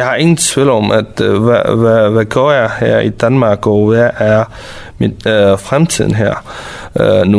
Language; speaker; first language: Danish; non-native, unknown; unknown